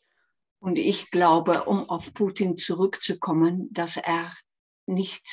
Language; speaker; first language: German; non-native, fluent; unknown